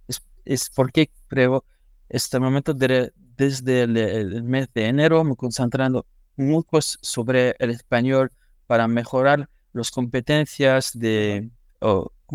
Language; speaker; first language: Spanish; non-native, learner; French